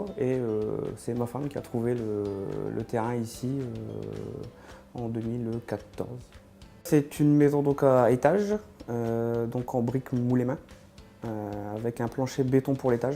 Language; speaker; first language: French; native; French